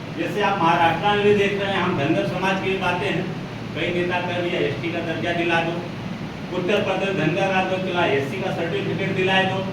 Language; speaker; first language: Hindi; native; Hindi